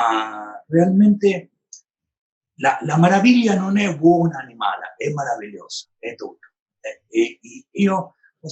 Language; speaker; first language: Italian; non-native, learner; Spanish